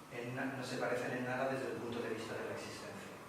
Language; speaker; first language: Spanish; native; Spanish